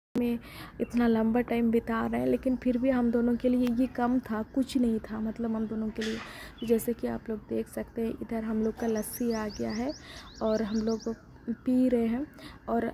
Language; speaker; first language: Hindi; non-native, local second language; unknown